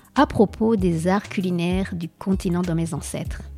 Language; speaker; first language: French; non-native, local second language; Kinyarwanda